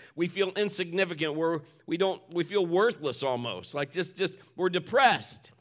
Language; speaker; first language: English; native; English